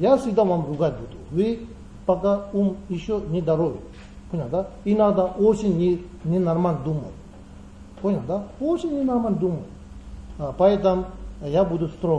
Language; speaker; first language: Russian; non-native, learner; Tibetan